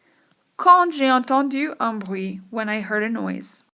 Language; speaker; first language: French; non-native, fluent; English